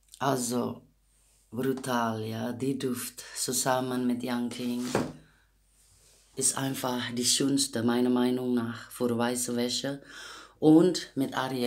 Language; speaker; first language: German; non-native, learner; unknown